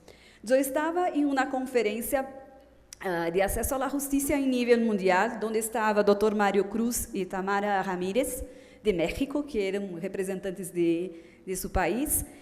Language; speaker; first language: Spanish; non-native, fluent; Portuguese